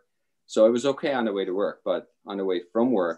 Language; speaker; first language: English; non-native, fluent; Czech